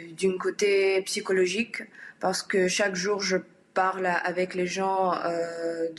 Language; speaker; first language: French; non-native, learner; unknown